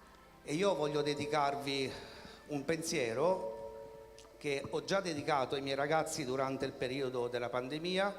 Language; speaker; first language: Italian; native; Italian